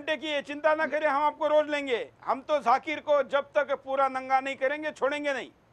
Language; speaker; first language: Hindi; native; Hindi